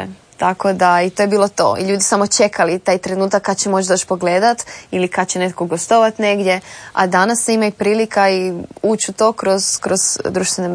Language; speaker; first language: Serbian; native; Serbian